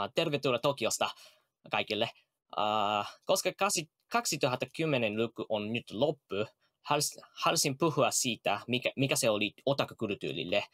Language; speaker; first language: Finnish; non-native, learner; Japanese